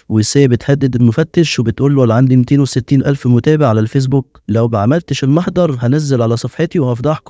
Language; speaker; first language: Arabic; native; Arabic